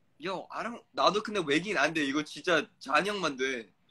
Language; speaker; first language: Korean; early bilingual, heritage; Korean